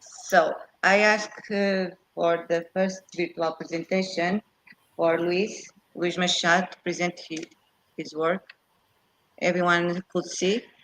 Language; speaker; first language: English; non-native, fluent; Portuguese